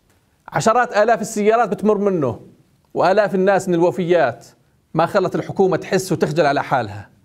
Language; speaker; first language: Arabic; native; Arabic